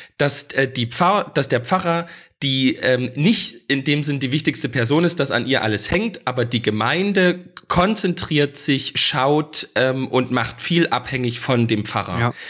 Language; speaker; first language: German; native; German